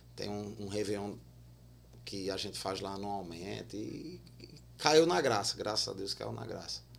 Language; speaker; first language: Portuguese; native; Portuguese